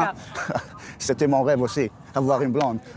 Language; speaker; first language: French; non-native, local second language; Arabic